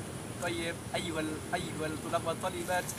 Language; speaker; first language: Arabic; non-native, learner; Indonesian